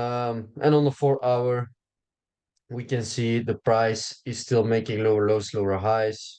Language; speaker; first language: English; non-native, fluent; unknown